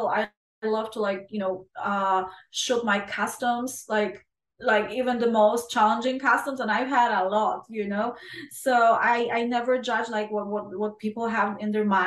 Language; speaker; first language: English; non-native, fluent; Italian